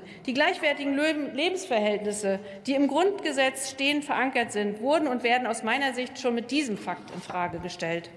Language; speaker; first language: German; native; German